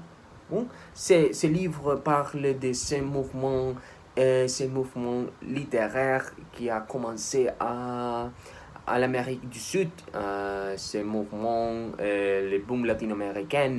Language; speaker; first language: French; non-native, learner; Spanish